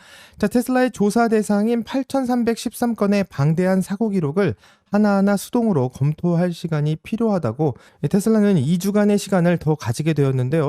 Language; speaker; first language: Korean; native; Korean